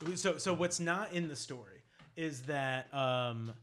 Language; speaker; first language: English; native; English